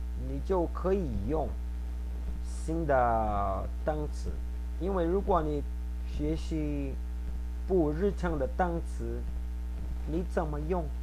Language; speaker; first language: Chinese; non-native, fluent; Portuguese